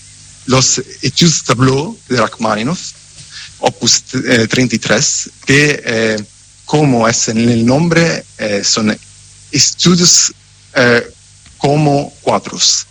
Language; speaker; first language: Spanish; non-native, fluent; Italian